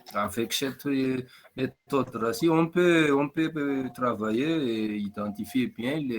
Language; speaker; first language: French; non-native, local second language; Malagasy